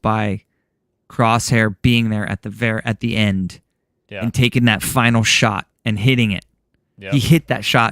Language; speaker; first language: English; native; English